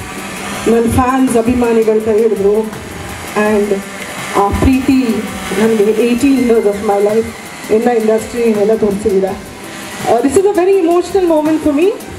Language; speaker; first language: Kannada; native; Kannada